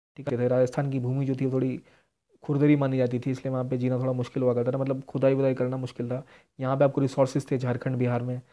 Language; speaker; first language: Hindi; native; Hindi